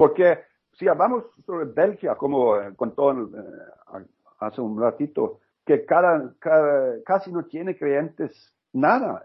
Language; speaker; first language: Spanish; non-native, learner; Norwegian